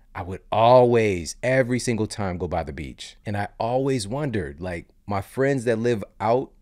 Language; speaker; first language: English; native; English